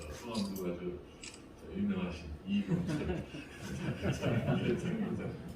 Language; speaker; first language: Korean; native; Korean